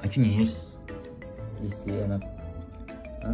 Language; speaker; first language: Russian; non-native, learner; Indonesian